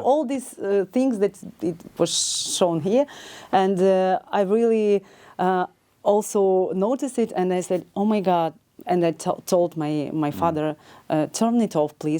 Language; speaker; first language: English; non-native, learner; Ukrainian